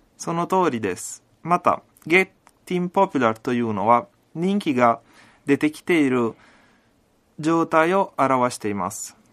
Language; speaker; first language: Japanese; non-native, fluent; Italian